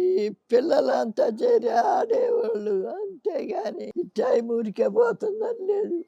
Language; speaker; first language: Telugu; native; Telugu